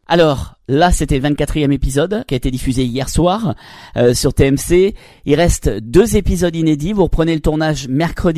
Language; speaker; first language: French; native; French